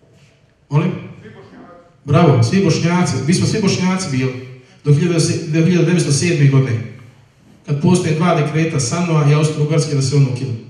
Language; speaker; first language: Bosnian; native; Bosnian